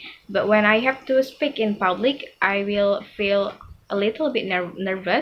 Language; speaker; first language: English; non-native, fluent; Indonesian